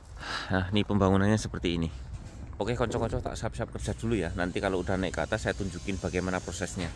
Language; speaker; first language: Indonesian; non-native, local second language; Javanese